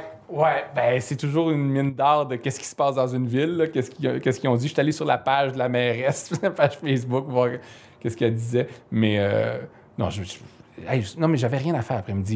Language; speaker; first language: French; native; French